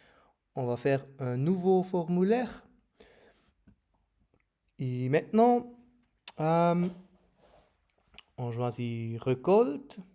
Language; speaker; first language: French; non-native, learner; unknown